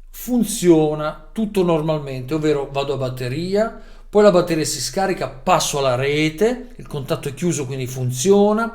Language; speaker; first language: Italian; native; Italian